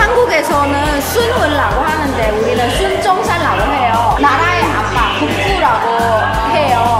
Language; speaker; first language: Korean; non-native, fluent; Chinese